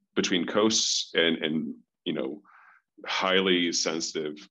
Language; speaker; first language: English; native; English